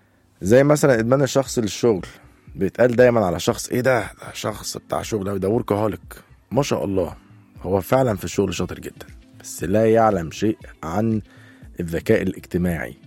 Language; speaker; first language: Arabic; native; Arabic